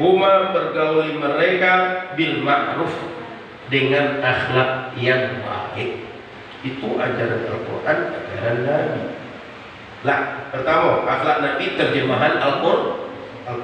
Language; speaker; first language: Indonesian; non-native, local second language; Malay